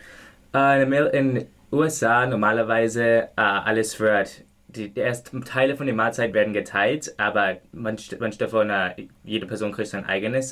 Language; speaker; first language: German; non-native, learner; English